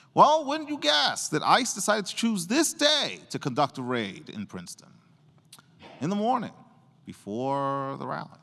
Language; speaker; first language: English; early bilingual, other home language; Spanish